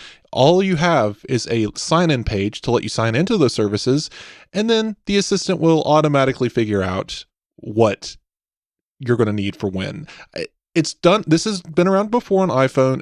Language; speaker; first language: English; native; English